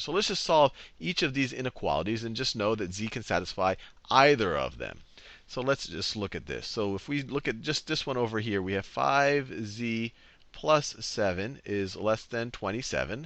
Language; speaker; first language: English; native; English